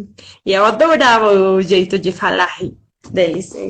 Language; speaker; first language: Portuguese; non-native, fluent; Spanish